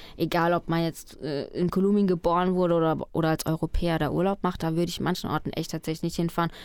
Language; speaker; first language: German; early bilingual, other home language; Spanish